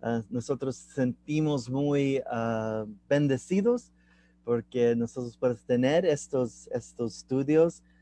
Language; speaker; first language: Spanish; non-native, learner; English